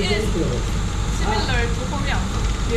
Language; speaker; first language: English; non-native, learner; Korean